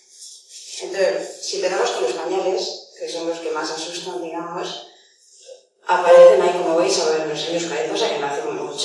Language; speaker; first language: Spanish; native; Spanish